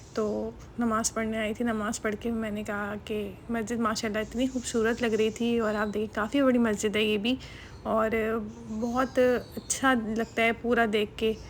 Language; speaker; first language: Urdu; native; Urdu